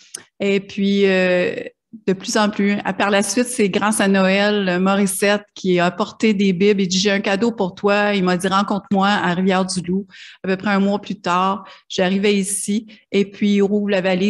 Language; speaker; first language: French; native; French